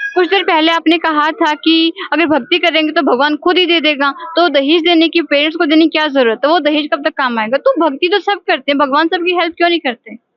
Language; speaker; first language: Hindi; native; Hindi